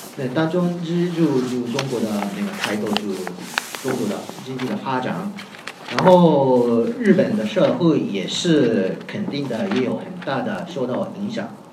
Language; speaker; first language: Chinese; non-native, fluent; Japanese